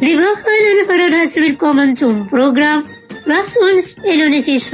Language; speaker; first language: German; non-native, fluent; Indonesian